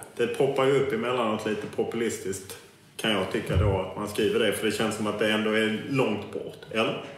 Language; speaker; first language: Swedish; native; Swedish